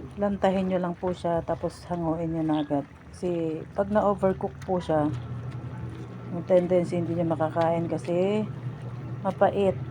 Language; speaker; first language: Filipino; native; Filipino